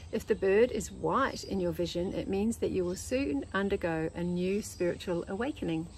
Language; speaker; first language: English; native; English